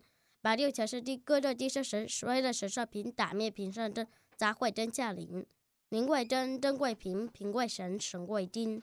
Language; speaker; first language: Chinese; early bilingual, heritage; Chinese